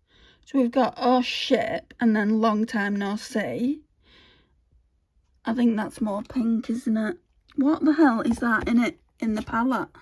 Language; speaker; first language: English; native; English